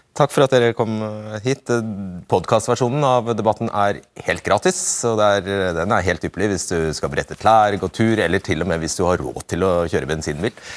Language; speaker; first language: Norwegian; native; Norwegian